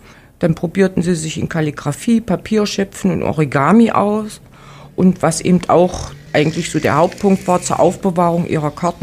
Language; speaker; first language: German; native; German